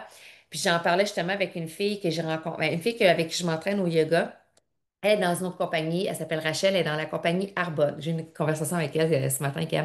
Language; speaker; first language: French; native; French